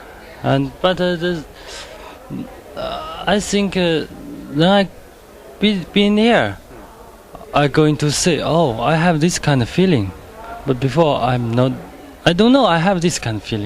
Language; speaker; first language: English; non-native, learner; Chinese